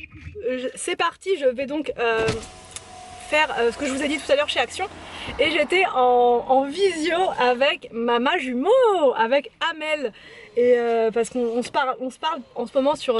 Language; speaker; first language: French; native; French